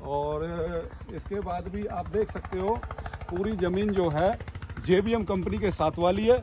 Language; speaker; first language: Hindi; native; Hindi